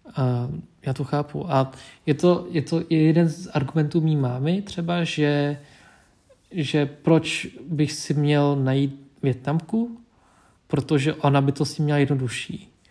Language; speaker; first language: Czech; early bilingual, other home language; Vietnamese